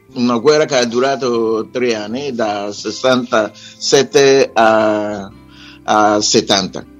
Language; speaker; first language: Italian; non-native, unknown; Igbo